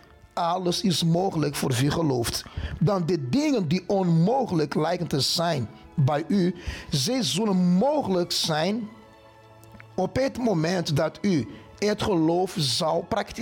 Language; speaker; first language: Dutch; non-native, fluent; Portuguese